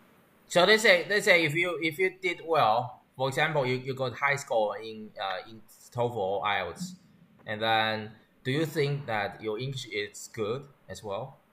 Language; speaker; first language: English; non-native, learner; Chinese